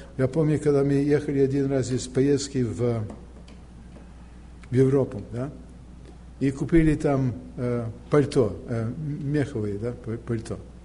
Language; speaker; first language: Russian; non-native, fluent; English